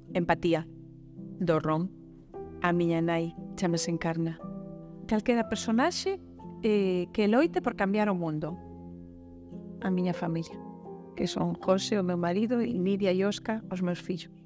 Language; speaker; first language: Galician; native; Galician